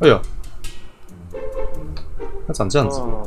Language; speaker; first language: Chinese; native; Chinese